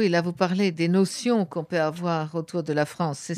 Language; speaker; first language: French; native; French